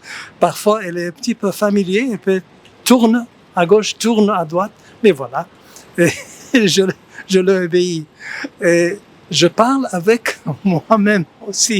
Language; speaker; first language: French; early bilingual, heritage; English